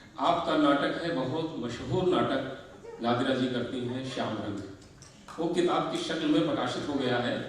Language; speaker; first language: Hindi; native; Hindi